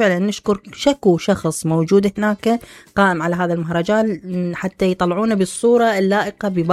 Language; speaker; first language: Arabic; native; Arabic